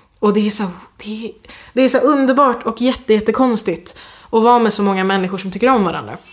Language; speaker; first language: Swedish; native; Swedish